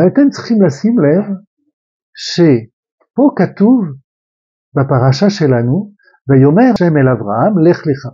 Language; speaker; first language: Hebrew; non-native, fluent; French